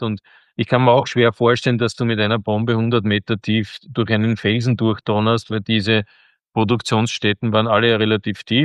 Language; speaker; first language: German; native; German